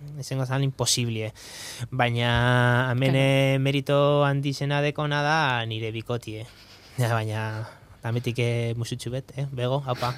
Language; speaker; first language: Basque; native; Basque